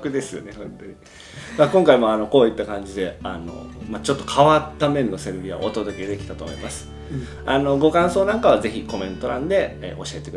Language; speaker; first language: Japanese; native; Japanese